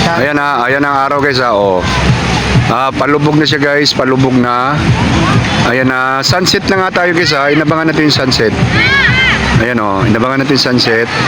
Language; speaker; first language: Filipino; non-native, local second language; Cebuano